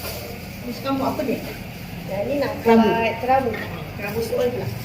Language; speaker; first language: Malay; native; Malay